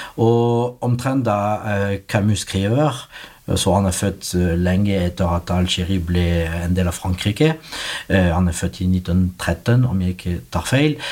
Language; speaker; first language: Norwegian; non-native, fluent; French